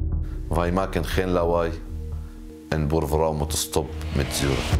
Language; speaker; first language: Dutch; non-native, learner; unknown